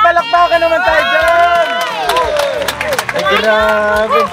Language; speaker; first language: Filipino; native; Filipino